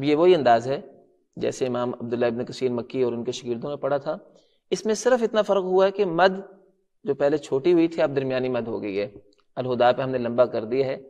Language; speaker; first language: Urdu; non-native, local second language; Punjabi